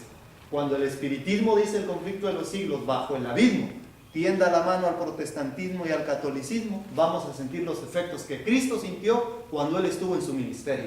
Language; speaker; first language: Spanish; native; Spanish